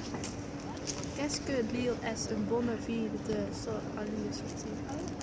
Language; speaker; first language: French; non-native, learner; Dutch